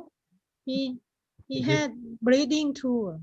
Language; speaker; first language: English; non-native, learner; Thai